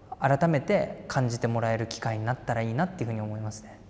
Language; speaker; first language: Japanese; native; Japanese